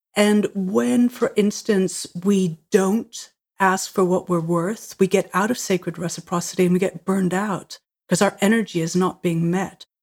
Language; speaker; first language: English; native; English